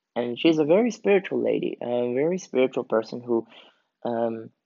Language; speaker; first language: English; native; English